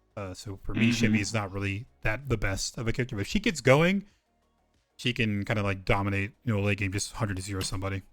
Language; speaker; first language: English; native; English